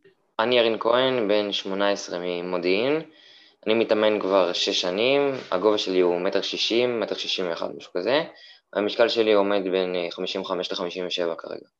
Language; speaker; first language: Hebrew; native; Hebrew